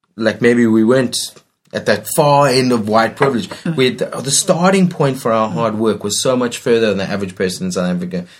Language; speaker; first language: English; native; English